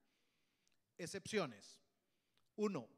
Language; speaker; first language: Spanish; native; Spanish